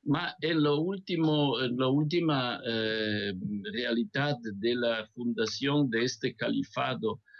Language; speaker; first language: Spanish; non-native, fluent; Italian